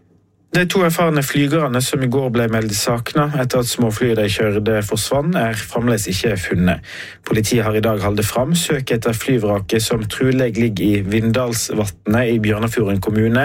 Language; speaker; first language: Norwegian; native; Norwegian